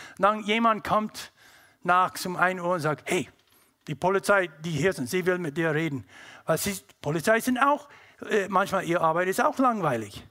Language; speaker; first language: German; non-native, learner; English